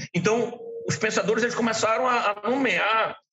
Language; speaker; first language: Portuguese; native; Portuguese